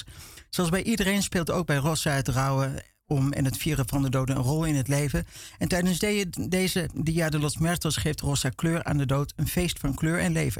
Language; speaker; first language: Dutch; native; Dutch